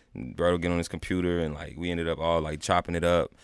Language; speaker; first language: English; native; English